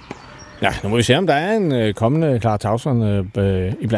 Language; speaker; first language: Danish; native; Danish